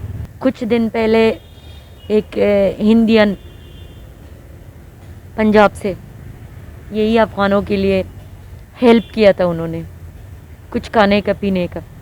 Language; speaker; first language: Hindi; non-native, fluent; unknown